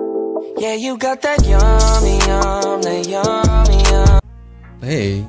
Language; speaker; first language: English; non-native, learner; Indonesian